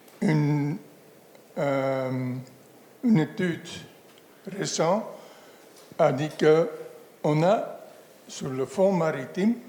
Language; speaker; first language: French; non-native, fluent; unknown